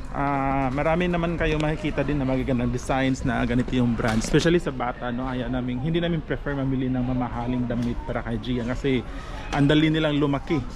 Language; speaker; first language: Filipino; non-native, local second language; Cebuano